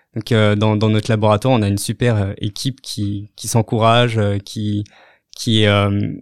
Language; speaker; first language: French; native; French